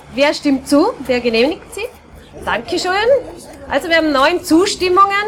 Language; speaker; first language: German; native; German